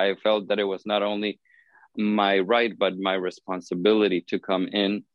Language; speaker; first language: English; non-native, fluent; Spanish